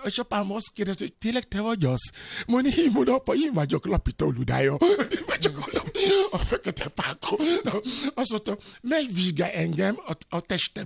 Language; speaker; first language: Hungarian; non-native, learner; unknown